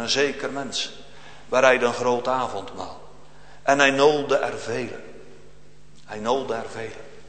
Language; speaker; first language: Dutch; native; Dutch